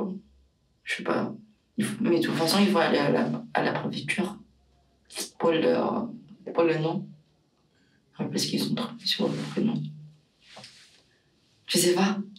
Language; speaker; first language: French; non-native, learner; Chinese